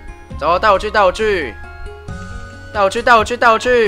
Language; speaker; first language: Chinese; native; Chinese